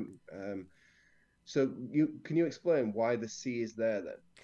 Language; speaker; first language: English; native; English